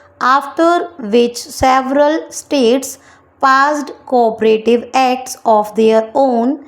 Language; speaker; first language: English; non-native, local second language; Hindi